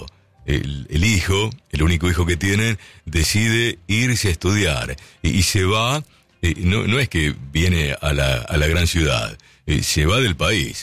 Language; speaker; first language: Spanish; native; Spanish